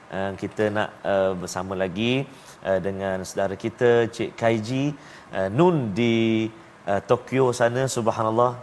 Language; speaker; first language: Malay; native; Malay